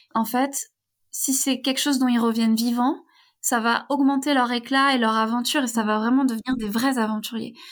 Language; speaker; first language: French; native; French